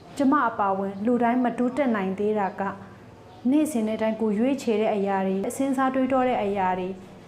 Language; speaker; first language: Burmese; non-native, local second language; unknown